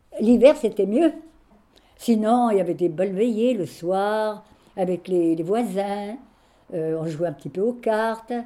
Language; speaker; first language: French; native; French